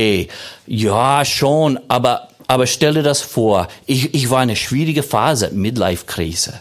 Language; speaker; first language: German; non-native, fluent; English